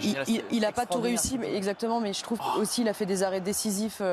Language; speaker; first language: French; native; French